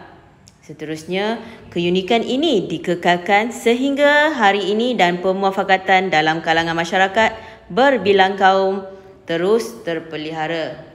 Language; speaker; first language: Malay; native; Malay